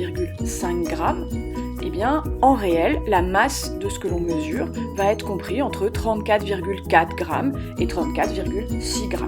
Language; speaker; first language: French; native; French